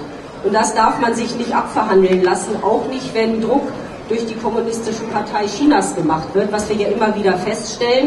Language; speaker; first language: German; native; German